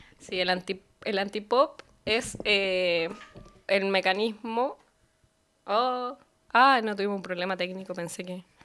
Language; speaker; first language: Spanish; native; Spanish